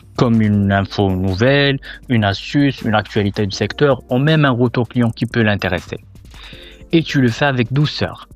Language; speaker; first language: French; non-native, local second language; Arabic